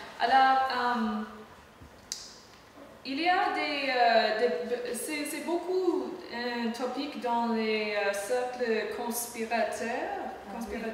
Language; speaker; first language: French; non-native, learner; English